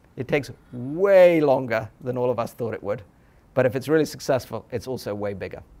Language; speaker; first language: English; native; English